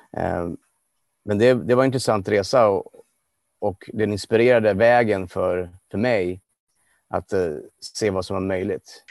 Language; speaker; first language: Swedish; non-native, fluent; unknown